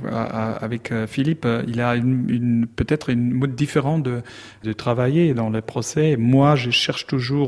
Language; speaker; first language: French; non-native, learner; German